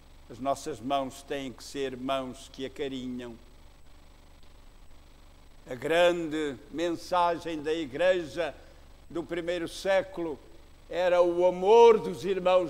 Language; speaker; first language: Portuguese; native; Portuguese